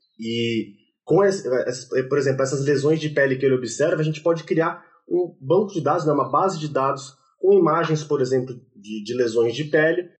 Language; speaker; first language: Portuguese; native; Portuguese